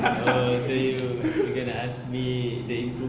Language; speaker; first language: English; non-native, local second language; Malay